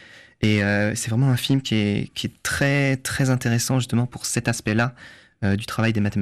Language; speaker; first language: French; native; French